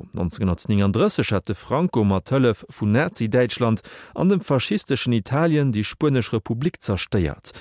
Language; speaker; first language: Luxembourgish; native; Luxembourgish